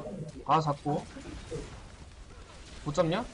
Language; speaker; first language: Korean; native; Korean